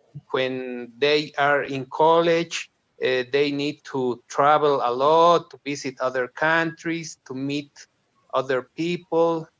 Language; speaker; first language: English; non-native, learner; Spanish